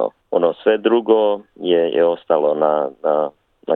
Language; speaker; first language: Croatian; early bilingual, heritage; Bosnian